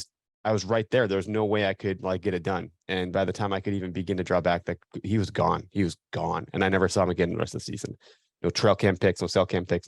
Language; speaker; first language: English; native; English